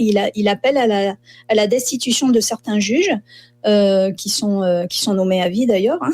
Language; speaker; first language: French; native; French